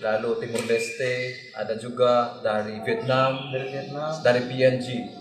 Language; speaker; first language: Indonesian; non-native, learner; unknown